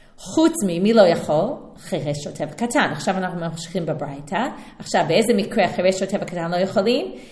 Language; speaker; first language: Hebrew; non-native, fluent; English